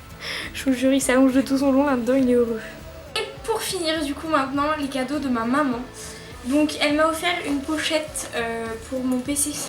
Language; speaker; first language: French; native; French